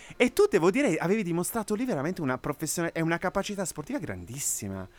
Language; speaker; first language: Italian; native; Italian